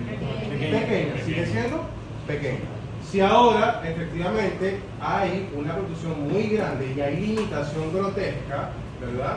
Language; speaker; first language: Spanish; native; Spanish